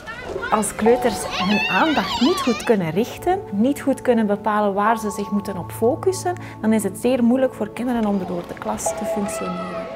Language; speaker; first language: Dutch; native; Dutch